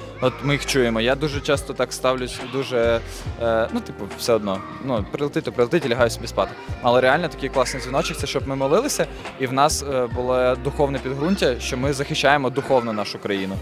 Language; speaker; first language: Ukrainian; native; Ukrainian